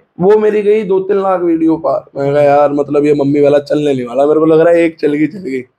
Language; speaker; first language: Hindi; native; Hindi